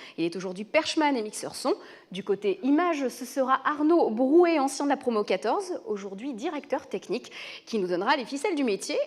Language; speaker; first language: French; native; French